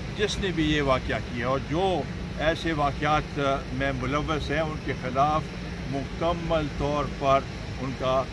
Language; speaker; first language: Urdu; non-native, local second language; Pashto